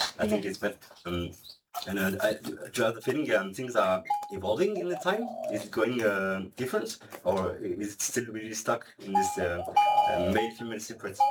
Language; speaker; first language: English; non-native, fluent; French